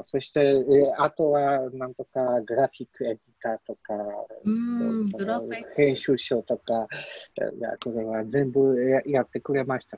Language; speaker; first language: Japanese; non-native, learner; Polish